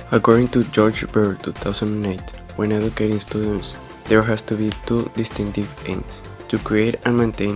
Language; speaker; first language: English; non-native, local second language; Spanish